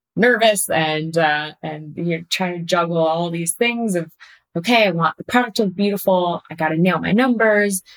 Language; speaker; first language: English; native; English